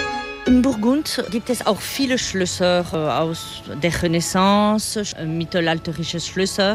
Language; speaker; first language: German; non-native, fluent; French